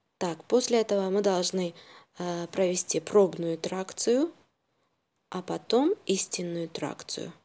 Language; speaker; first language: Russian; non-native, local second language; Uzbek